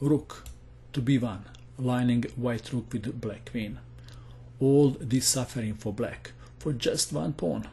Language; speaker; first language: English; non-native, fluent; Croatian